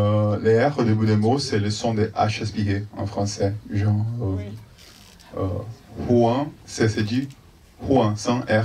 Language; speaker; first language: French; non-native, fluent; Portuguese